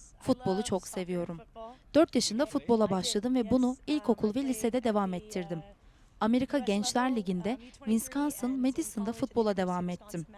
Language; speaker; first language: Turkish; non-native, learner; English